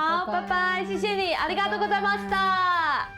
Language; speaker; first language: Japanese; non-native, learner; Chinese